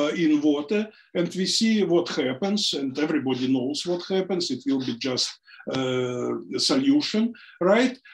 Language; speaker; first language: English; non-native, fluent; Russian